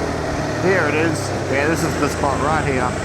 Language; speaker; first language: English; native; English